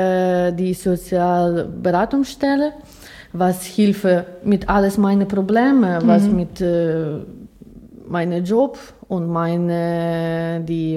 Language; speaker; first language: German; non-native, learner; Ukrainian